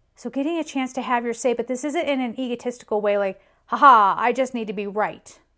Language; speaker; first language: English; native; English